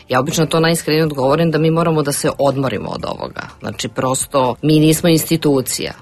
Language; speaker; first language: Serbian; native; Serbian